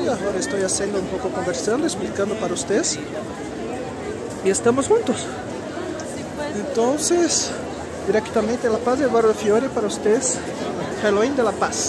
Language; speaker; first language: Spanish; non-native, fluent; Portuguese